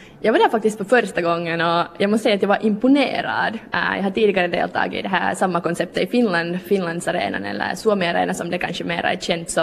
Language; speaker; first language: Swedish; native; Swedish